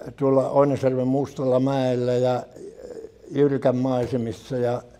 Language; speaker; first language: Finnish; native; Finnish